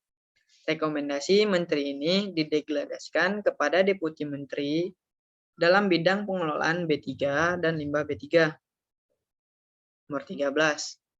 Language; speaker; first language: Indonesian; native; Indonesian